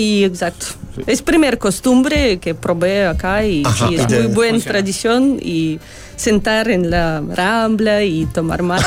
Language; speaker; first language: Spanish; non-native, learner; Russian